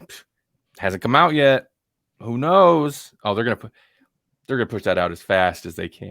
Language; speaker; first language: English; native; English